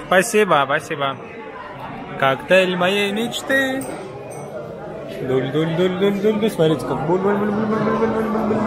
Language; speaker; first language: Russian; native; Russian